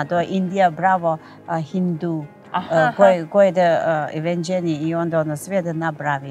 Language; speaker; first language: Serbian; non-native, learner; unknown